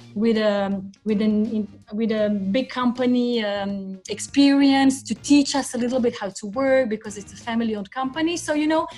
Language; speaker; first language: English; non-native, fluent; Croatian